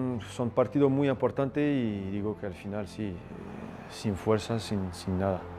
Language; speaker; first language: Spanish; non-native, fluent; French